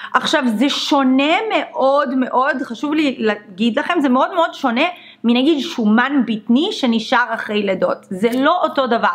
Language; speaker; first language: Hebrew; native; Hebrew